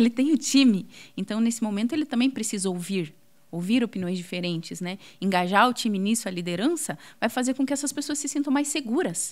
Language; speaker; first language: Portuguese; native; Portuguese